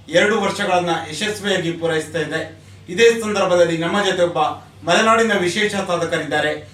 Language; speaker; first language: Kannada; native; Kannada